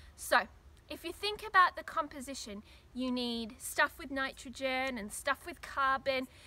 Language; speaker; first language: English; native; English